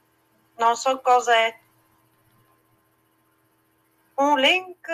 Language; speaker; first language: Italian; non-native, learner; Bulgarian